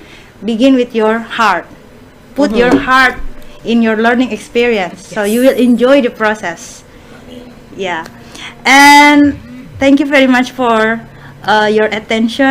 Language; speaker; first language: English; non-native, fluent; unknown